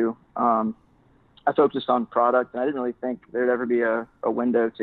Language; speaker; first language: English; native; English